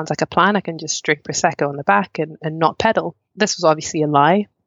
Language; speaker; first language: English; non-native, local second language; Nyanja